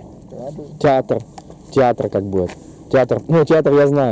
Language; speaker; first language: Russian; native; Russian